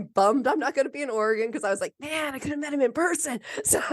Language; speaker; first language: English; native; English